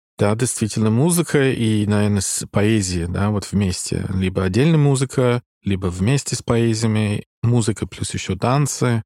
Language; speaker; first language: Russian; non-native, fluent; English